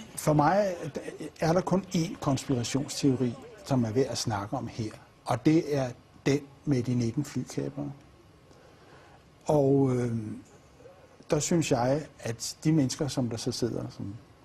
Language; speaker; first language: Danish; native; Danish